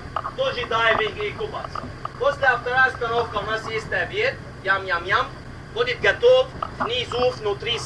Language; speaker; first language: Russian; non-native, learner; Arabic